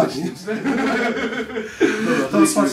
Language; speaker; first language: Polish; non-native, learner; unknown